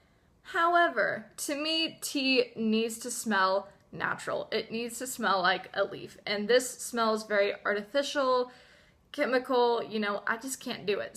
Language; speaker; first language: English; native; English